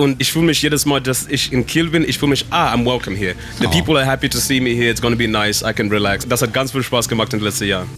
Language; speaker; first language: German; non-native, learner; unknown